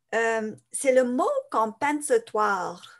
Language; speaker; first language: French; non-native, fluent; English